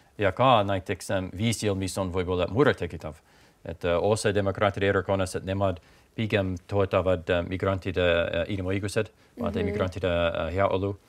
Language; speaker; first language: Estonian; non-native, fluent; English